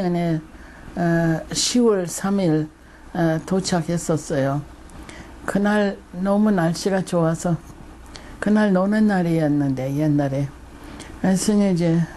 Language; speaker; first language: Korean; non-native, fluent; English